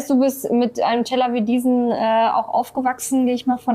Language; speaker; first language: German; native; German